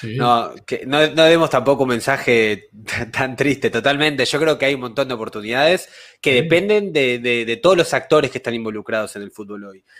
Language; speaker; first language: Spanish; native; Spanish